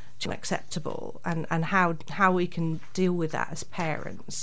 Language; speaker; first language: English; native; English